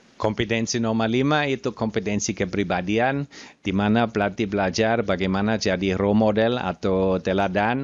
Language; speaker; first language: Indonesian; non-native, fluent; German